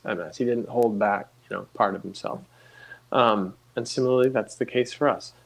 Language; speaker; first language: English; native; English